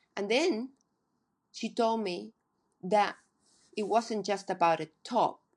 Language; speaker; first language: English; non-native, fluent; Spanish